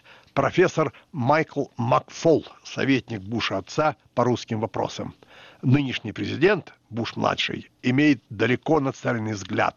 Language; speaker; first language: Russian; native; Russian